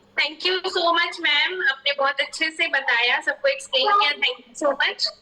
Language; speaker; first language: Hindi; native; Hindi